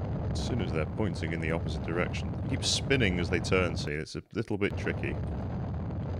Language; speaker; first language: English; native; English